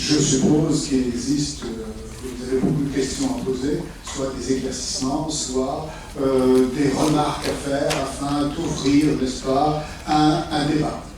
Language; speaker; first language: French; native; French